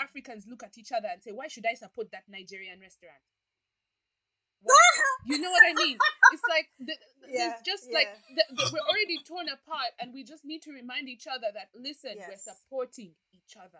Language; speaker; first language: English; non-native, local second language; Ganda